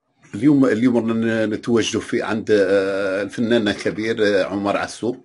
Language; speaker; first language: Arabic; native; Arabic